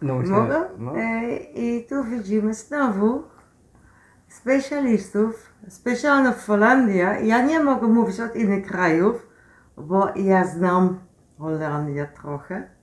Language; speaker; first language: Polish; non-native, learner; Dutch